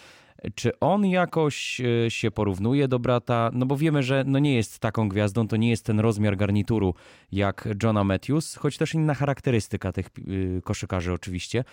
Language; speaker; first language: Polish; native; Polish